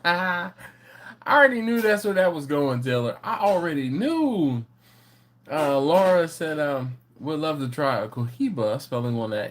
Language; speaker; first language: English; native; English